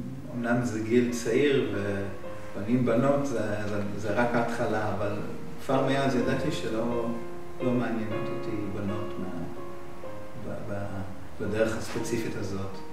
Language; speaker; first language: Hebrew; non-native, fluent; English